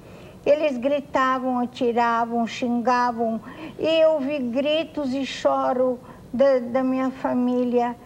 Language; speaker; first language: Portuguese; non-native, fluent; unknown